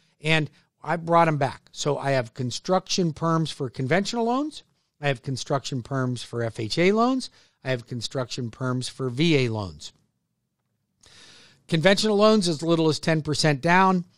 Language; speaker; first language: English; native; English